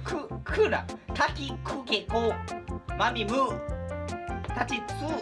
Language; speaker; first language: Japanese; native; Japanese